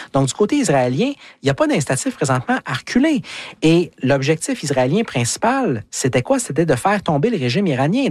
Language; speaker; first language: French; native; French